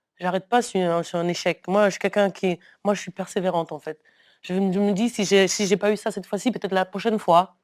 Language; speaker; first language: French; early bilingual, other home language; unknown